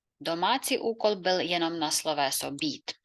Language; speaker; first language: Czech; non-native, fluent; Ukrainian